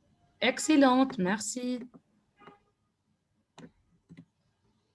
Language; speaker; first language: French; non-native, fluent; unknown